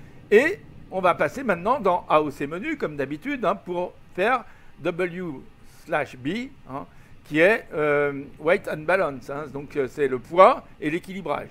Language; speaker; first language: French; native; French